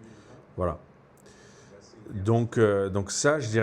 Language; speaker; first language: French; native; French